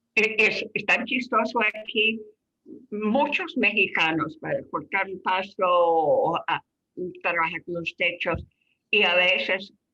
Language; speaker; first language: Spanish; non-native, fluent; English